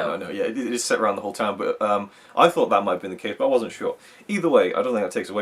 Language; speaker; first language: English; native; English